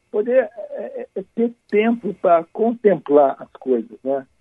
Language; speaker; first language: Portuguese; native; Portuguese